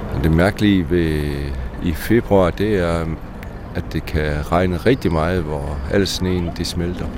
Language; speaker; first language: Danish; non-native, local second language; Kalaallisut